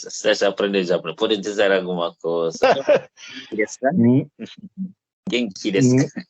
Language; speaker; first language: Portuguese; non-native, fluent; English